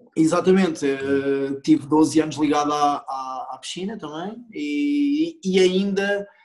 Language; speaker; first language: Portuguese; native; Portuguese